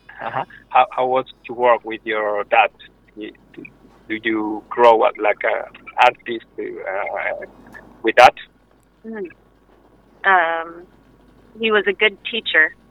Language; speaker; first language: English; non-native, learner; Spanish